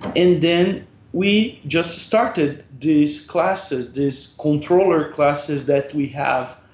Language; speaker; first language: English; non-native, fluent; Portuguese